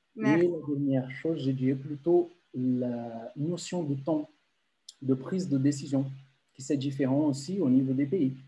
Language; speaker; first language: French; non-native, fluent; Portuguese